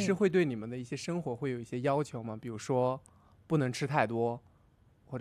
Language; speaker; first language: Chinese; native; Chinese